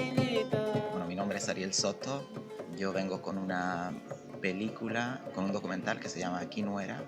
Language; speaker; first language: Spanish; native; Spanish